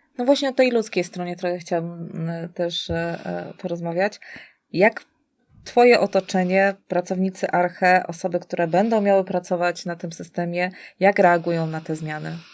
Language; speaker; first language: Polish; native; Polish